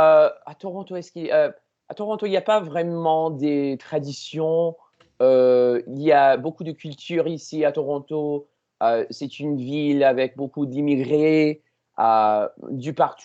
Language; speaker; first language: French; non-native, learner; English